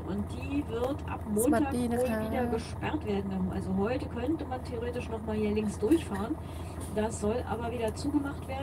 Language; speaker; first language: German; native; German